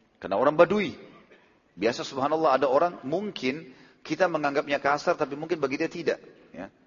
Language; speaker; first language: Indonesian; native; Indonesian